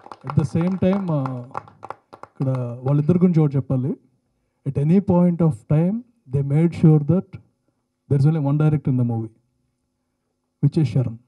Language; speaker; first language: Telugu; native; Telugu